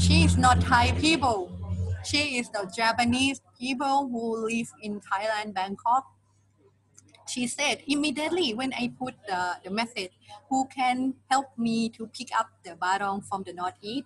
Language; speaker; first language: English; non-native, learner; Thai